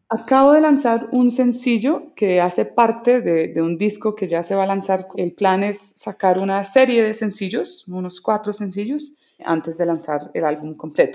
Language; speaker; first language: Spanish; early bilingual, other home language; English